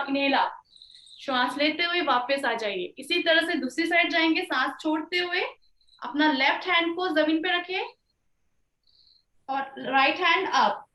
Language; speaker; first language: Hindi; native; Hindi